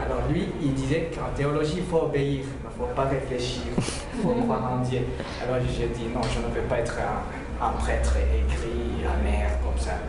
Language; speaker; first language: French; non-native, local second language; Rundi